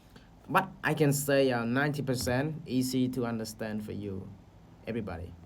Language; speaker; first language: English; non-native, learner; Khmer